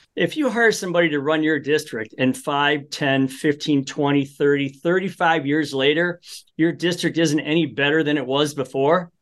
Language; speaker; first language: English; early bilingual, other home language; Polish